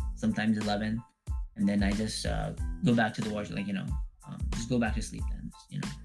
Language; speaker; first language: English; early bilingual, other home language; Hindi